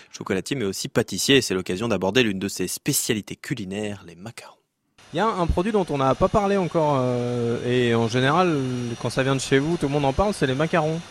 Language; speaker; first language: French; native; French